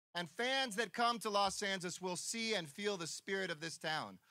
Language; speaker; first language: English; native; English